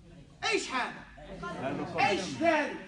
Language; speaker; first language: Arabic; non-native, fluent; English